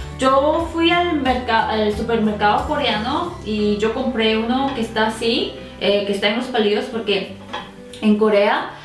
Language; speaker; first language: Spanish; non-native, fluent; Korean